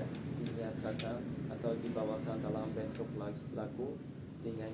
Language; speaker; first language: Indonesian; non-native, learner; Tajik